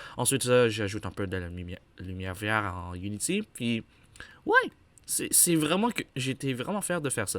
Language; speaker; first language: French; native; French